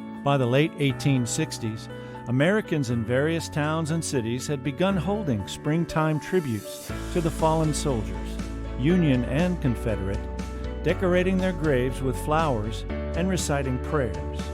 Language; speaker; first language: English; native; English